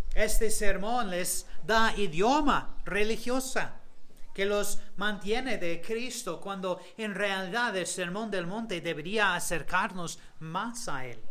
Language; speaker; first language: Spanish; non-native, fluent; English